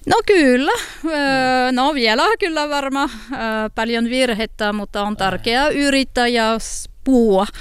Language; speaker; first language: Finnish; non-native, learner; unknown